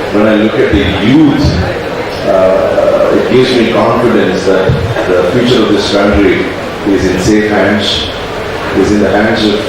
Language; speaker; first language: English; non-native, local second language; Kannada